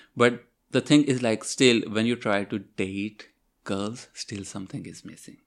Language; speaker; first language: English; non-native, local second language; Urdu